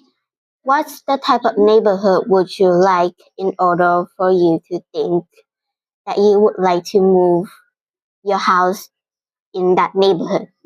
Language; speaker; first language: English; non-native, fluent; Vietnamese